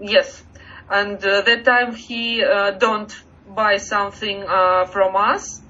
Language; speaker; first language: English; non-native, learner; Russian